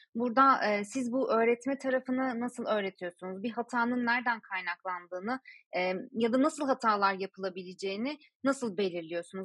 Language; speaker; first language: Turkish; native; Turkish